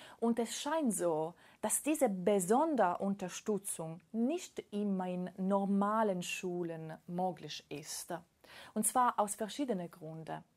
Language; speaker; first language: German; non-native, fluent; Italian